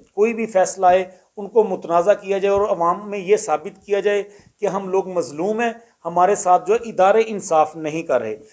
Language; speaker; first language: Urdu; non-native, local second language; Punjabi